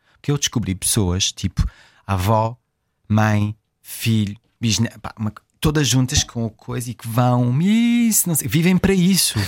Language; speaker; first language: Portuguese; early bilingual, heritage; French